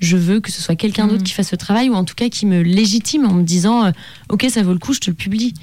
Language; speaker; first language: French; native; French